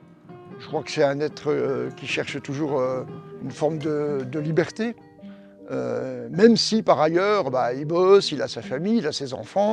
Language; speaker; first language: French; native; French